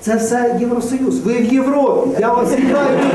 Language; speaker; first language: Ukrainian; native; Ukrainian